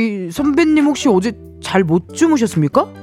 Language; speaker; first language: Korean; native; Korean